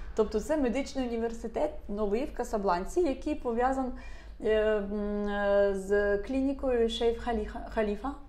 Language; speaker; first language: Ukrainian; non-native, local second language; Russian